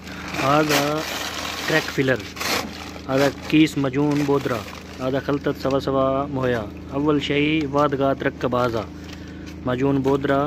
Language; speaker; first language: Arabic; non-native, learner; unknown